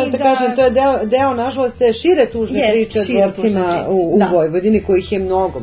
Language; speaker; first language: Serbian; native; Serbian